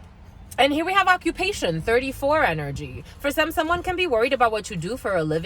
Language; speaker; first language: English; native; English